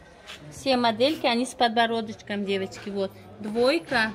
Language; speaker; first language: Russian; non-native, local second language; Tajik